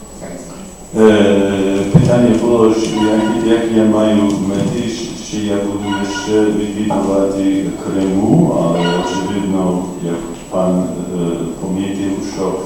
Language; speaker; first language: Ukrainian; non-native, fluent; English